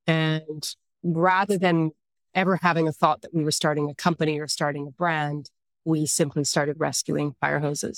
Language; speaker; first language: English; native; English